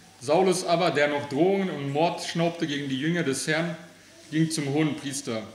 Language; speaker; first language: German; early bilingual, other home language; Aramaic